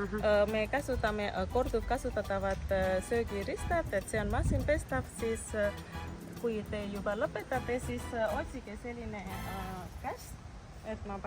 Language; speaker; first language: Estonian; non-native, fluent; Indonesian